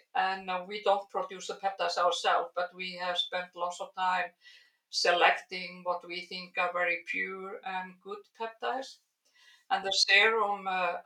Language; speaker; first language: English; non-native, fluent; Icelandic